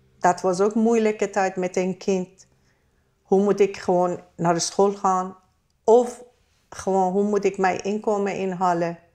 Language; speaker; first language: Dutch; non-native, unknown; Persian